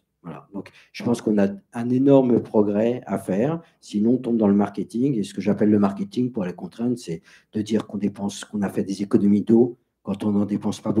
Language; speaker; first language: French; native; French